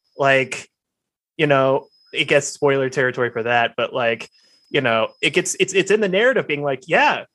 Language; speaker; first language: English; native; English